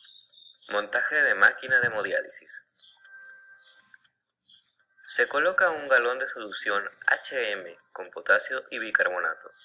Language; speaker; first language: Spanish; native; Spanish